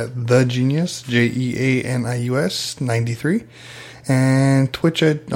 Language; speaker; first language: English; native; English